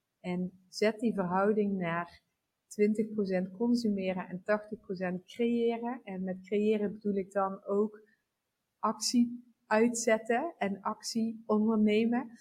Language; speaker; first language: Dutch; native; Dutch